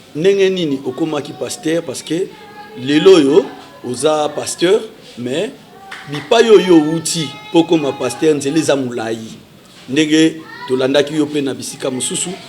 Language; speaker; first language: Lingala; native; Lingala